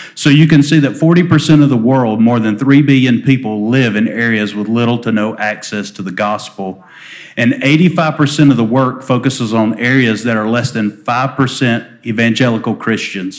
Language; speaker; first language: English; native; English